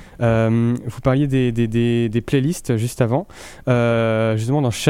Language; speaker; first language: French; native; French